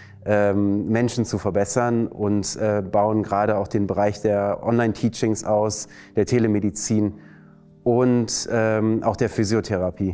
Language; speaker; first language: German; native; German